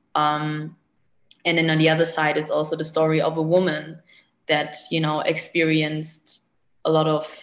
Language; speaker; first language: English; non-native, fluent; German